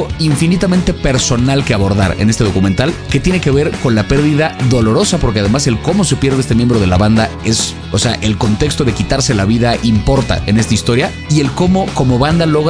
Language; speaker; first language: Spanish; native; Spanish